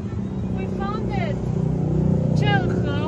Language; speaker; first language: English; non-native, learner; Chinese